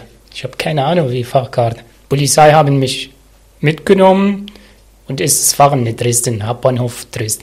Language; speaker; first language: German; non-native, learner; Arabic